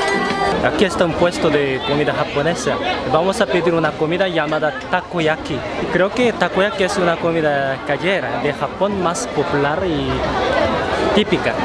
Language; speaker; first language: Spanish; non-native, fluent; Korean